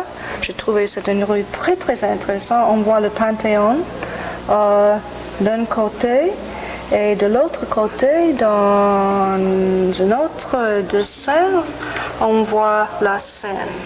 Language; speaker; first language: French; non-native, fluent; English